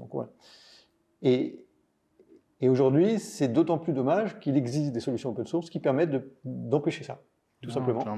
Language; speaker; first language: French; native; French